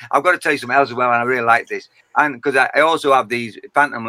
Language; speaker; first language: English; native; English